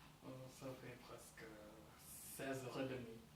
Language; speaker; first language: French; non-native, fluent; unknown